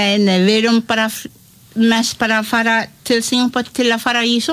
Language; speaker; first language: Icelandic; non-native, learner; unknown